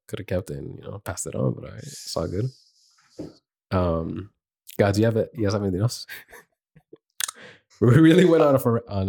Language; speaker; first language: English; early bilingual, other home language; Spanish